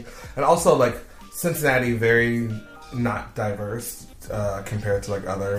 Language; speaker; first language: English; native; English